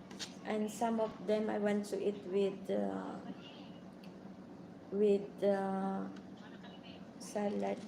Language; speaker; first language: English; non-native, learner; Bikol